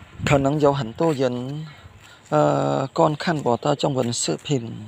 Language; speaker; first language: Chinese; non-native, learner; Khmer